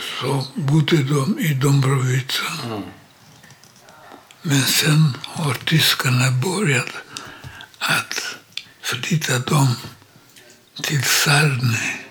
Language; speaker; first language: Swedish; non-native, learner; Polish